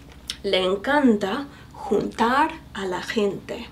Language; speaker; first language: Spanish; non-native, fluent; English